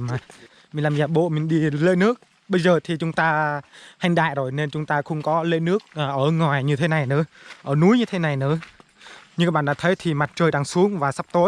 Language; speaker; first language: Vietnamese; non-native, local second language; Jarai